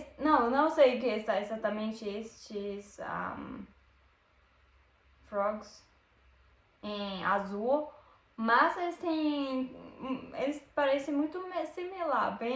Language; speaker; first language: Portuguese; non-native, learner; German